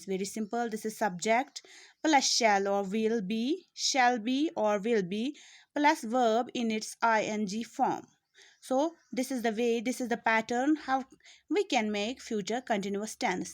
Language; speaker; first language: English; non-native, local second language; Urdu